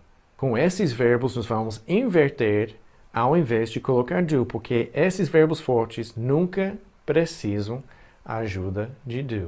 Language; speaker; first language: Portuguese; non-native, fluent; English